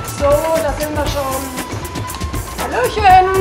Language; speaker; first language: German; native; German